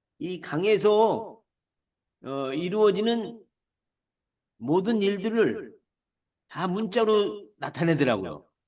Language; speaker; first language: Korean; native; Korean